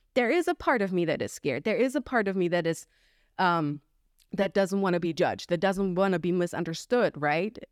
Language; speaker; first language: English; non-native, fluent; German